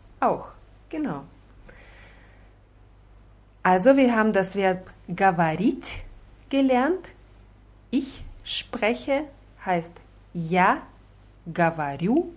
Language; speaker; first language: German; non-native, fluent; Russian